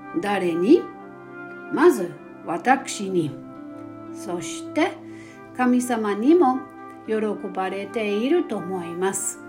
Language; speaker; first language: Japanese; non-native, fluent; German